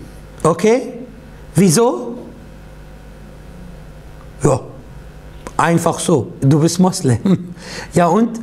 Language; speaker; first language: German; non-native, fluent; Arabic